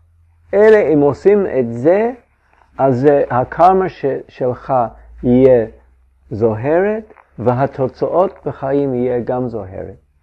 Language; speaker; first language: Hebrew; non-native, fluent; English